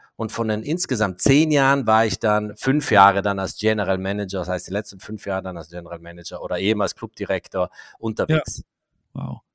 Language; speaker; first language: German; non-native, fluent; English